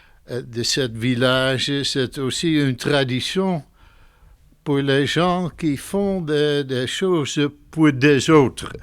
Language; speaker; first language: French; non-native, fluent; Dutch